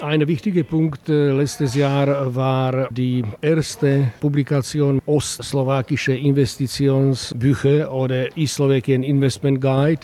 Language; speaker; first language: German; non-native, learner; Slovak